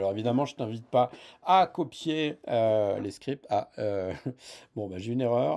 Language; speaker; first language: French; native; French